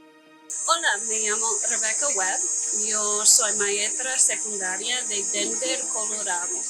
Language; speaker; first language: Spanish; non-native, fluent; English